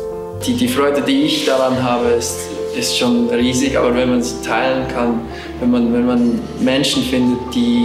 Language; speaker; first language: German; early bilingual, other home language; Russian